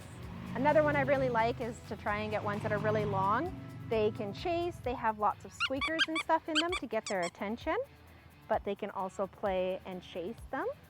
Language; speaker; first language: English; native; English